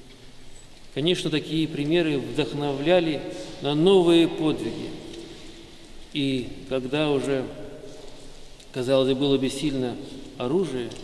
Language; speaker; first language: Russian; native; Russian